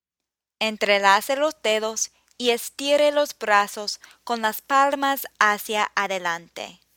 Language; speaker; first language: Spanish; non-native, fluent; English